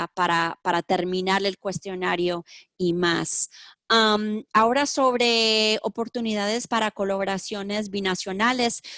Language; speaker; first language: Spanish; early bilingual, heritage; Spanish